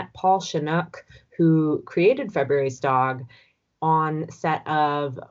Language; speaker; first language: English; native; English